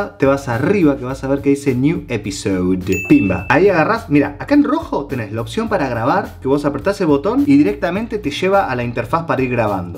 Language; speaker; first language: Spanish; native; Spanish